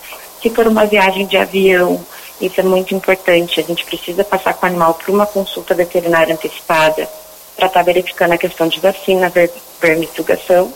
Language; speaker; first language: Portuguese; native; Portuguese